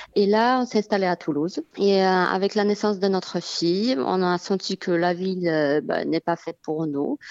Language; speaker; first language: French; non-native, fluent; Polish